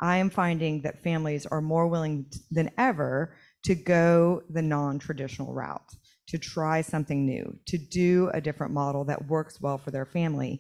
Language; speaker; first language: English; native; English